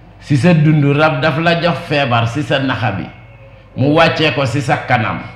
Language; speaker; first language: Wolof; non-native, local second language; Jola-Fonyi